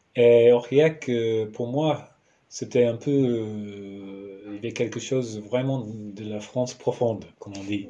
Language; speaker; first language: French; non-native, fluent; English